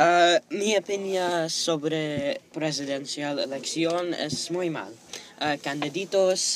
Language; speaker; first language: Spanish; non-native, learner; English